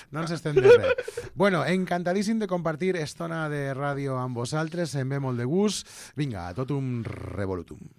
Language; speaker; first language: Catalan; native; Catalan